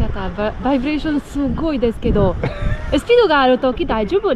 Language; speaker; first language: Japanese; non-native, learner; Spanish